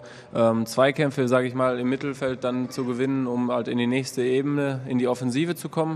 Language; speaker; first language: German; native; German